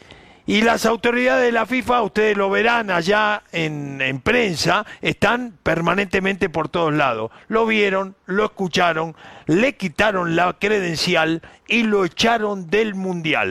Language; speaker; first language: Spanish; native; Spanish